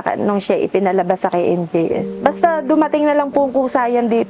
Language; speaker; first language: Filipino; native; Filipino